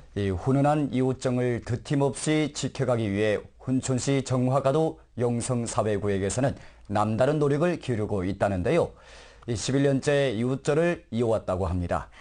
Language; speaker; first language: Korean; early bilingual, heritage; Korean